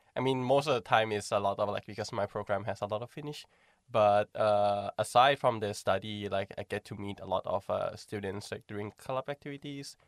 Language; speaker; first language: English; non-native, fluent; Thai